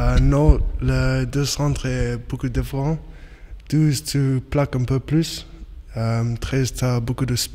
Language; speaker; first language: French; non-native, learner; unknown